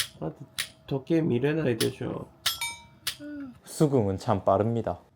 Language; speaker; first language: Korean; native; Korean